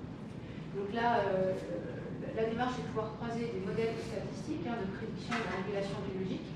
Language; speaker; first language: French; native; French